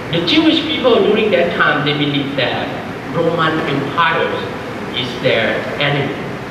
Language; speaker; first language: English; non-native, fluent; Thai